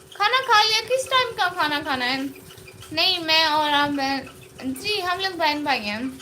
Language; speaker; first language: Urdu; non-native, local second language; Saraiki